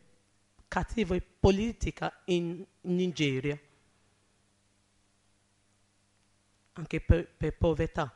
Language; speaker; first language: Italian; non-native, learner; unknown